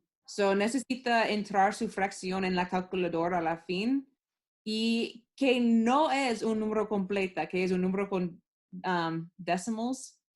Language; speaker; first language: Spanish; non-native, learner; English